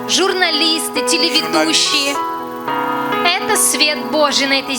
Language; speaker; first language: Russian; native; Russian